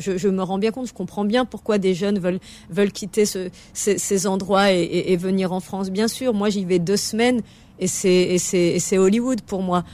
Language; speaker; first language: French; native; French